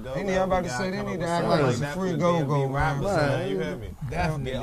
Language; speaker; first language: English; native; English